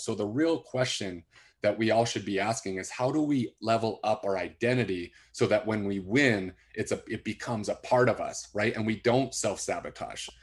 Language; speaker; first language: English; native; English